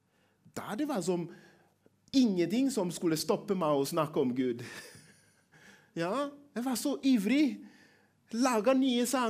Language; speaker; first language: Norwegian; non-native, fluent; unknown